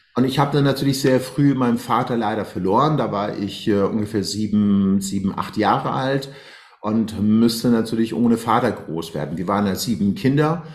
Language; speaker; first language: German; non-native, fluent; Persian